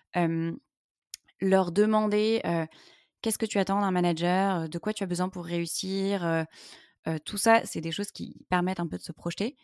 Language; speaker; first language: French; native; French